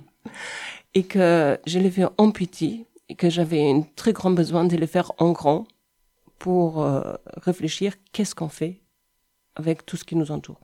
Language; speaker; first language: French; non-native, fluent; German